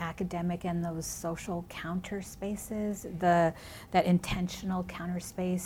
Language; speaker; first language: English; early bilingual, other home language; Spanish